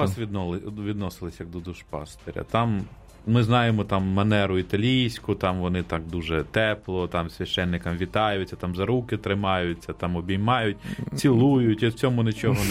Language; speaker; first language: Ukrainian; native; Ukrainian